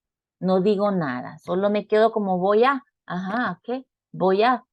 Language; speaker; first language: Spanish; native; Spanish